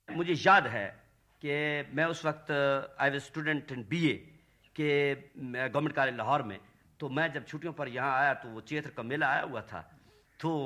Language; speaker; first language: Urdu; non-native, local second language; Saraiki